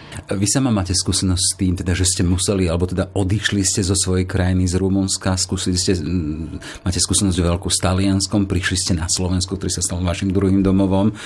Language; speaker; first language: Slovak; native; Slovak